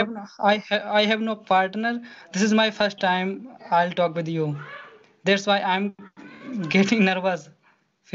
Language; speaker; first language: English; non-native, learner; Hindi